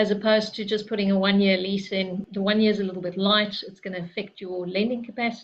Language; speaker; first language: English; native; English